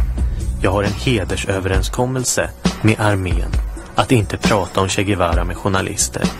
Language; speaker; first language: Swedish; native; Swedish